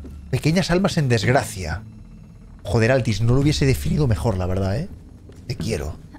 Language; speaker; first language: Spanish; native; Spanish